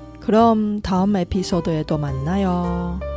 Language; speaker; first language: Korean; non-native, fluent; Chinese